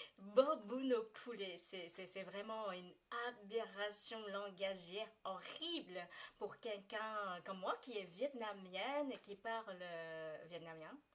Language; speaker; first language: French; non-native, fluent; Vietnamese